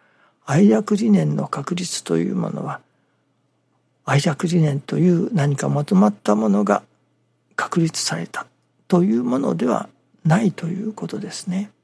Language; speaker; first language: Japanese; native; Japanese